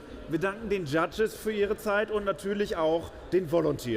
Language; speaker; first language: German; native; German